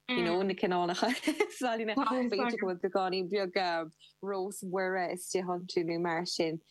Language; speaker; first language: Irish; non-native, local second language; English